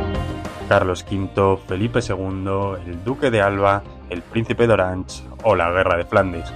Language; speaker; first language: Spanish; native; Spanish